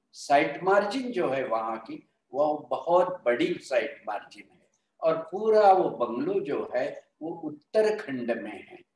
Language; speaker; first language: Hindi; non-native, local second language; Marathi